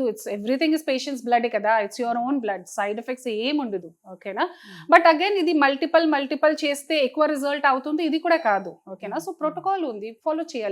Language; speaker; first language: Telugu; non-native, fluent; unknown